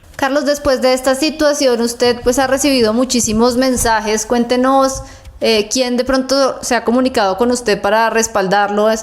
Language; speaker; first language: Spanish; native; Spanish